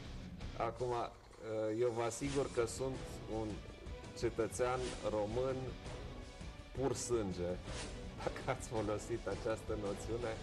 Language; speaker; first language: Romanian; non-native, local second language; German